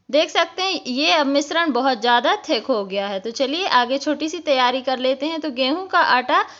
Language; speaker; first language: Hindi; native; Hindi